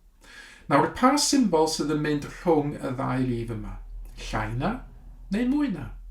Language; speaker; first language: Welsh; native; Welsh